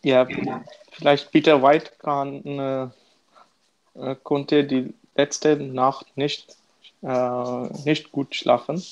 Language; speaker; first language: German; non-native, learner; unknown